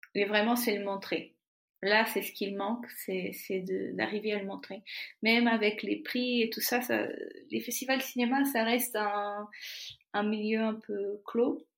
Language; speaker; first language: French; non-native, fluent; Portuguese